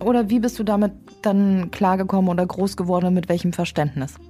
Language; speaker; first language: German; native; German